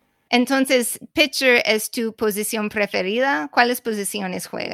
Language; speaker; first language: Spanish; non-native, fluent; English